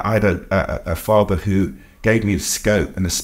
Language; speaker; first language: English; native; English